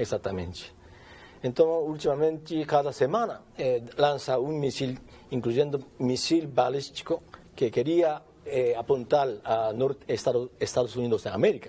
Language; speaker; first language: Portuguese; non-native, learner; Japanese